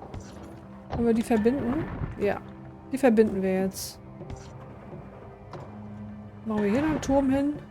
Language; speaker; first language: German; native; German